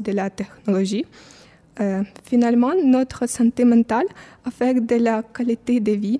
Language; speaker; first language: French; non-native, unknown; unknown